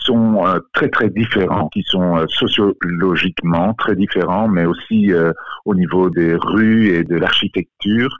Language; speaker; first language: French; non-native, local second language; Dutch